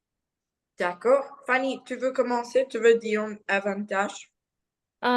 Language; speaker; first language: French; non-native, learner; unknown